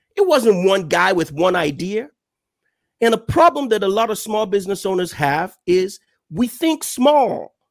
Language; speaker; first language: English; non-native, local second language; Yoruba